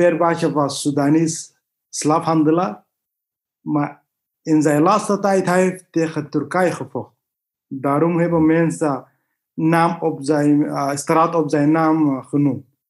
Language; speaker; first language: Dutch; non-native, learner; Arabic